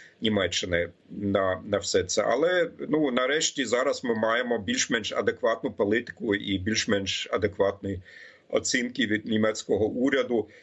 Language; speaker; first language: Ukrainian; non-native, fluent; German